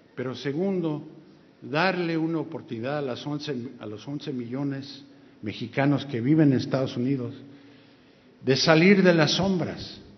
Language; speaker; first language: Spanish; early bilingual, other home language; English